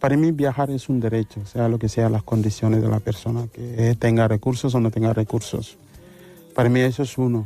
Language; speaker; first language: Spanish; non-native, fluent; Wolof